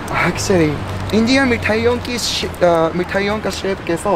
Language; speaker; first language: Hindi; non-native, fluent; Japanese